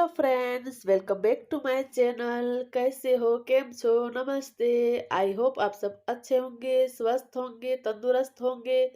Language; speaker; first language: Hindi; non-native, local second language; Gujarati